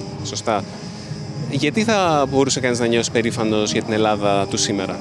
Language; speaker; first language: Greek; native; Greek